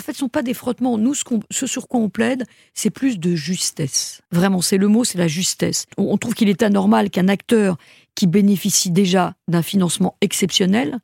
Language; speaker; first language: French; native; French